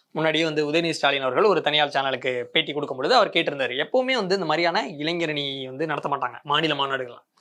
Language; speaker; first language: Tamil; native; Tamil